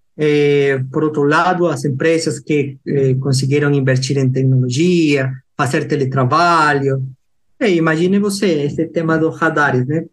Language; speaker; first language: Portuguese; non-native, fluent; Spanish